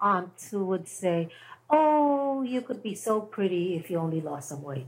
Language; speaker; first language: English; non-native, local second language; Filipino